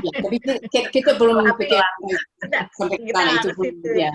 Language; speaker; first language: Indonesian; non-native, fluent; English